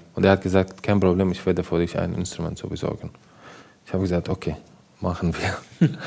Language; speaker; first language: German; non-native, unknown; Arabic